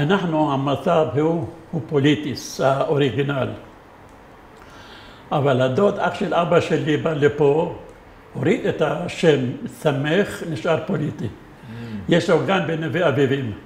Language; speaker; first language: Hebrew; non-native, fluent; Arabic